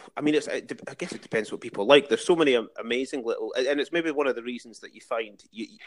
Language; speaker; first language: English; native; English